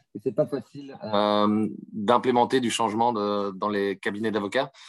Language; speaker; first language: French; native; French